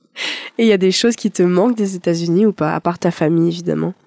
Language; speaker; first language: French; native; French